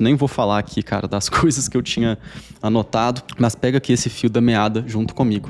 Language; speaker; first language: Portuguese; native; Portuguese